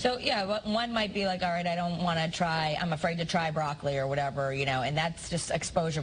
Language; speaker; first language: English; native; English